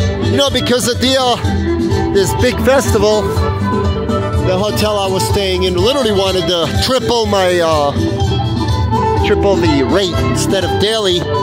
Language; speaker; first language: English; native; English